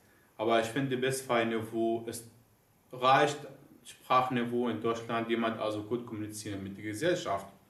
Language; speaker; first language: German; non-native, learner; Arabic